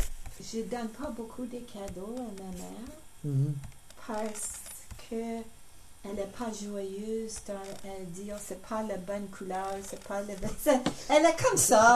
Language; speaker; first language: French; non-native, local second language; English